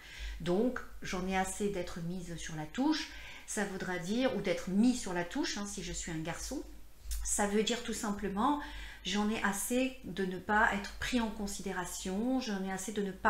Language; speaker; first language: French; native; French